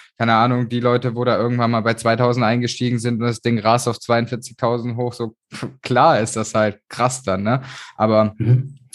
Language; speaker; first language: German; native; German